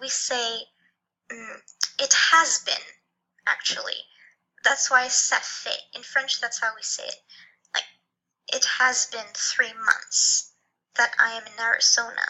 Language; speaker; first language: English; non-native, fluent; French